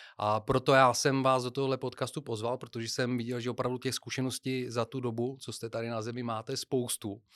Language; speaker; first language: Czech; non-native, fluent; Bulgarian